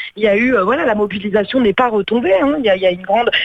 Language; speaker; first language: French; native; French